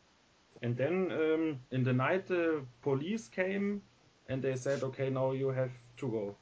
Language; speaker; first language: English; non-native, fluent; German